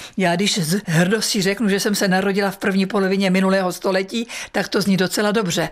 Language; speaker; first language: Czech; native; Czech